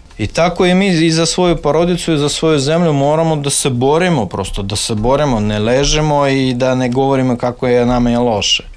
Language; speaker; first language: Serbian; non-native, fluent; Russian